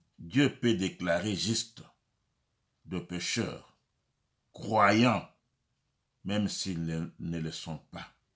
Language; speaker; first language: French; non-native, local second language; Lingala